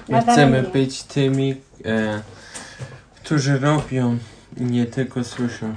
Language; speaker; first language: Polish; non-native, learner; German